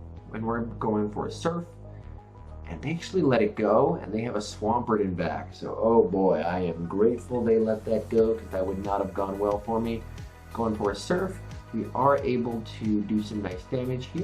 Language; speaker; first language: English; native; English